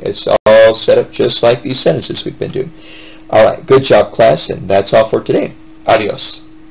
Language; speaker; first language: English; native; English